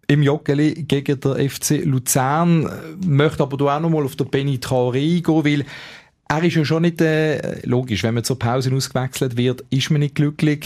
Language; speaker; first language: German; native; German